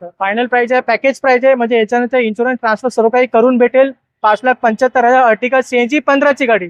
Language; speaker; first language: Marathi; native; Marathi